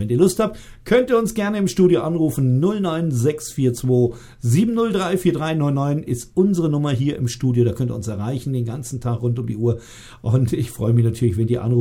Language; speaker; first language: German; native; German